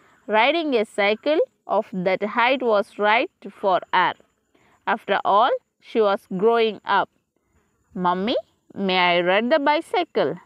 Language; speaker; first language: English; non-native, local second language; Tamil